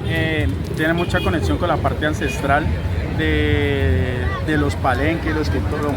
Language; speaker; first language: Spanish; native; Spanish